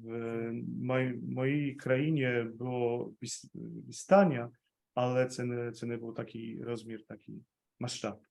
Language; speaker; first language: Ukrainian; non-native, fluent; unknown